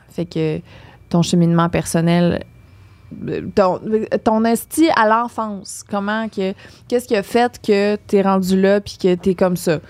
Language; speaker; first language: French; native; French